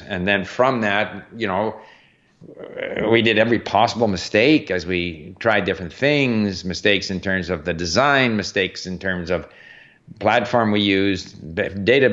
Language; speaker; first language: English; native; English